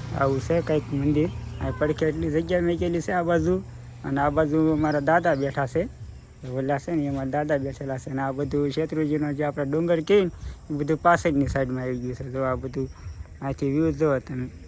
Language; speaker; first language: Gujarati; native; Gujarati